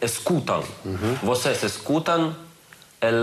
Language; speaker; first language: Portuguese; non-native, learner; Russian